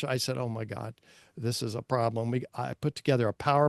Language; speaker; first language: English; native; English